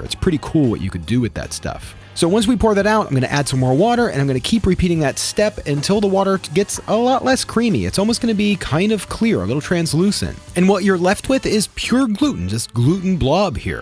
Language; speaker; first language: English; native; English